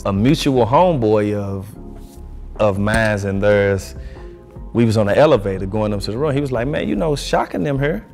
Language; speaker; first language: English; native; English